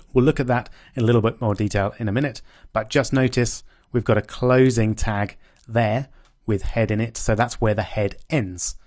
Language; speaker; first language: English; native; English